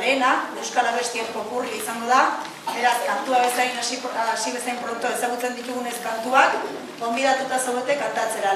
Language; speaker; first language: Basque; native; Basque